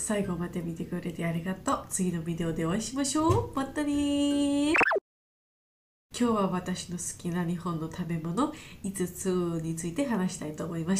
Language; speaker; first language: Japanese; non-native, learner; Georgian